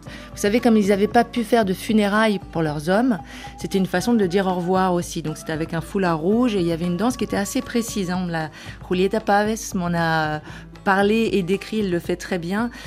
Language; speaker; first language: French; early bilingual, other home language; Spanish